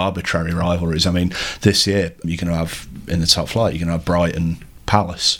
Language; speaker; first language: English; native; English